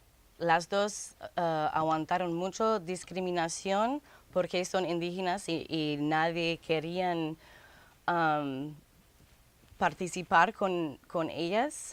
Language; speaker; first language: Spanish; non-native, fluent; English